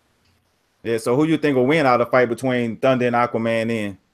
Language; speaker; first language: English; native; English